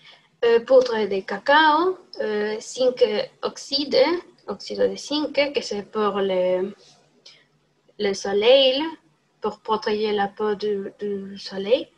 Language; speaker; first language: French; non-native, learner; Spanish